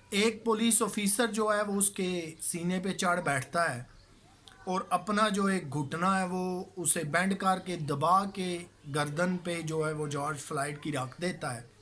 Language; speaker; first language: Urdu; native; Urdu